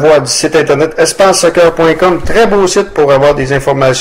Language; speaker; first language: French; native; French